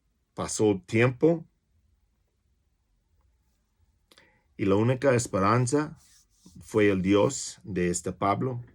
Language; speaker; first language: Spanish; non-native, fluent; English